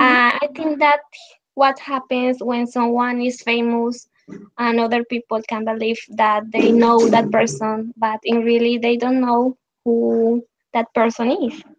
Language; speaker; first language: English; non-native, learner; Spanish